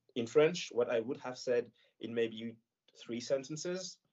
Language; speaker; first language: English; non-native, fluent; French